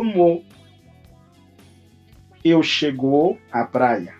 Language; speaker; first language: Portuguese; non-native, fluent; Haitian Creole